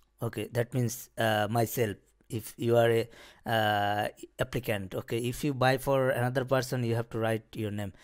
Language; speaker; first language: English; non-native, local second language; Bangla